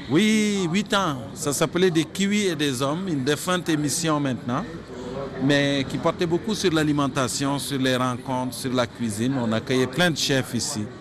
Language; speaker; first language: French; non-native, local second language; Wolof